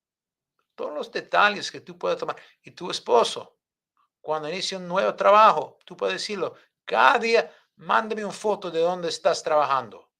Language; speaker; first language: Spanish; non-native, fluent; English